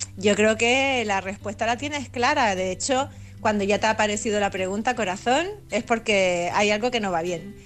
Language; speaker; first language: Spanish; native; Spanish